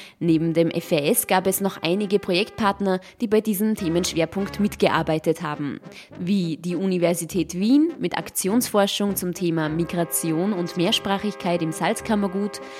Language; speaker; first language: German; native; German